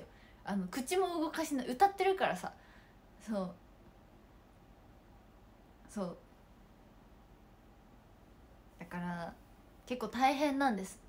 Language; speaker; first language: Japanese; native; Japanese